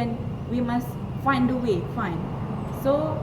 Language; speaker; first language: English; non-native, learner; Malay